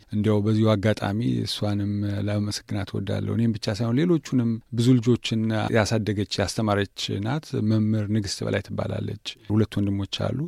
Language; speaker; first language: Amharic; native; Amharic